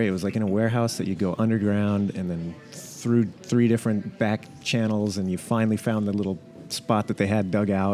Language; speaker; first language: English; native; English